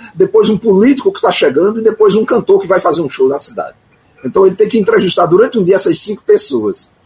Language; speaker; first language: Portuguese; native; Portuguese